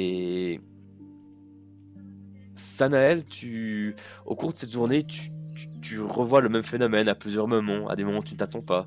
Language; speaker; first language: French; native; French